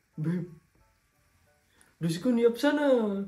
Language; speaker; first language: Turkish; non-native, learner; Indonesian